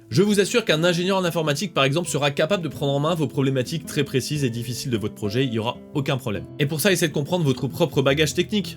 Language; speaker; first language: French; native; French